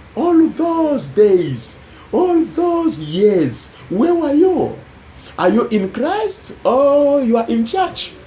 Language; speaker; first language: English; non-native, local second language; Swahili